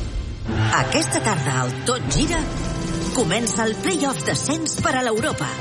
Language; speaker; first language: Catalan; native; Catalan